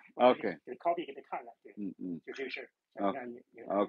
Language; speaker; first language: Chinese; native; Chinese